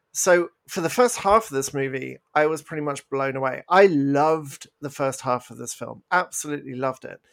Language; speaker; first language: English; native; English